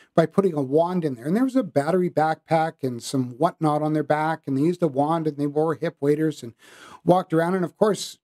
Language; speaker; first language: English; native; English